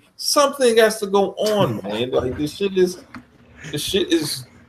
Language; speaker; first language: English; native; English